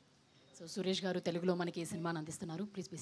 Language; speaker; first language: Telugu; native; Telugu